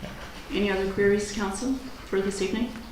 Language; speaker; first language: English; native; English